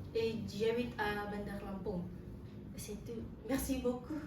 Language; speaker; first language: French; non-native, learner; Indonesian